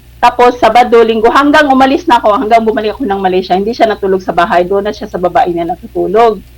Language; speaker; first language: Filipino; non-native, local second language; Cebuano